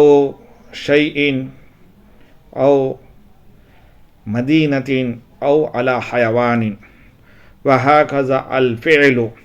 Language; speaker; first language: Arabic; non-native, fluent; Urdu